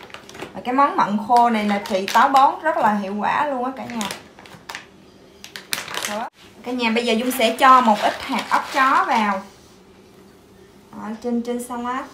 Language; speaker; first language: Vietnamese; native; Vietnamese